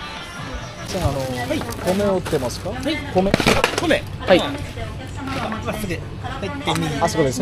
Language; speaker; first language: Japanese; non-native, learner; Sinhala